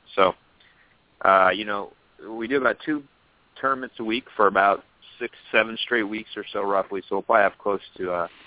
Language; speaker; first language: English; native; English